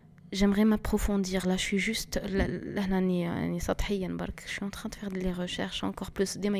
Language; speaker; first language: French; non-native, local second language; Arabic